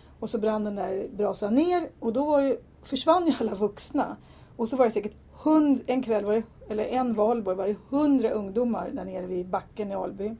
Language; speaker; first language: Swedish; native; Swedish